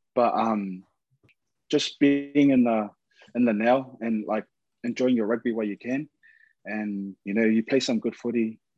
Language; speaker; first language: English; native; English